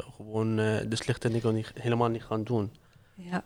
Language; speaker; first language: Dutch; non-native, fluent; Arabic